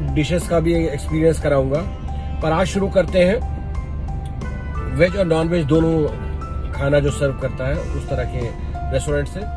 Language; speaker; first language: Hindi; native; Hindi